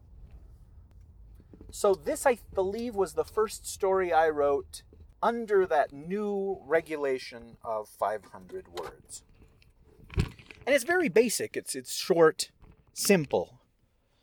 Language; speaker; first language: English; early bilingual, other home language; Spanish